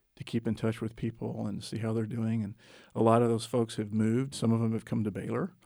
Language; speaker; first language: English; native; English